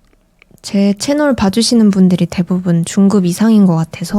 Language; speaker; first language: Korean; native; Korean